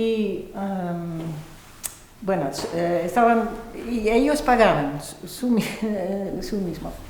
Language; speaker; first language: Spanish; non-native, fluent; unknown